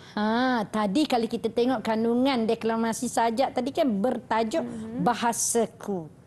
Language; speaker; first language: Malay; native; Malay